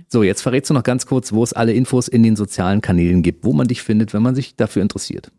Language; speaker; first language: German; native; German